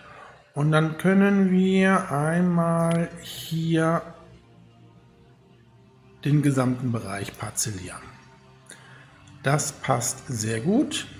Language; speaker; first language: German; native; German